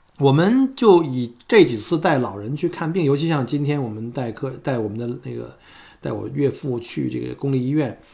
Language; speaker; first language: Chinese; native; Chinese